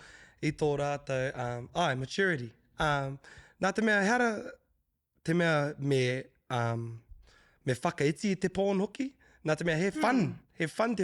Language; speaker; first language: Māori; non-native, local second language; English